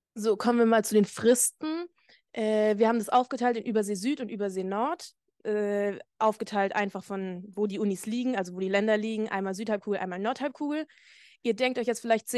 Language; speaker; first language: German; native; German